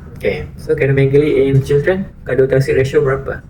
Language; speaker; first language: English; non-native, local second language; Malay